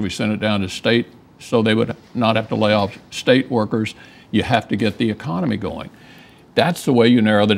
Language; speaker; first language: English; native; English